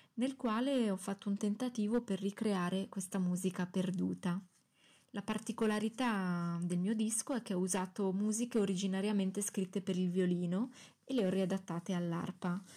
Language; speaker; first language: Italian; non-native, fluent; Greek